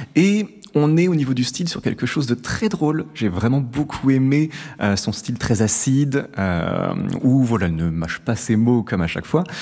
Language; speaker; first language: French; native; French